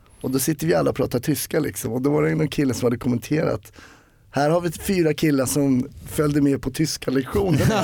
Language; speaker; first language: Swedish; native; Swedish